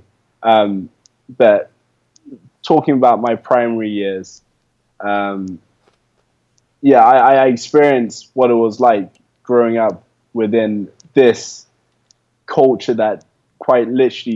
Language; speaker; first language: English; native; English